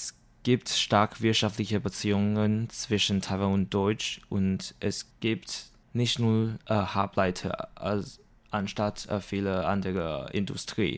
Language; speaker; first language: German; non-native, learner; Chinese